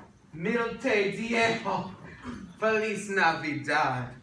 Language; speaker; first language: Spanish; non-native, learner; English